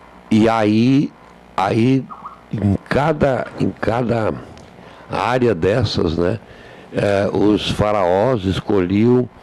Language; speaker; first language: Portuguese; native; Portuguese